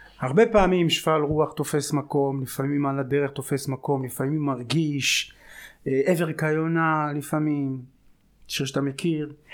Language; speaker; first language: Hebrew; native; Hebrew